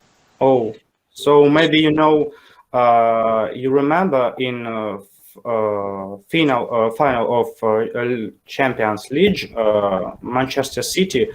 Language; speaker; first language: English; non-native, learner; Ukrainian